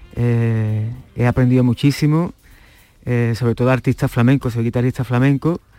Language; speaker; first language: Spanish; native; Spanish